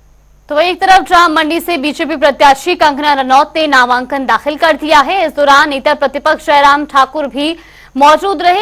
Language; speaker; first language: Hindi; native; Hindi